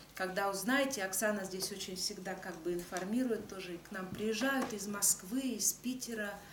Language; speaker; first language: Russian; native; Russian